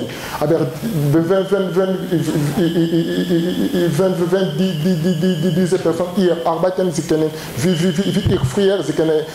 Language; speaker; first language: German; non-native, learner; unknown